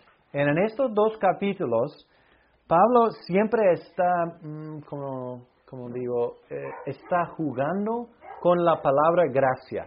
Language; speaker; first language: Spanish; non-native, fluent; English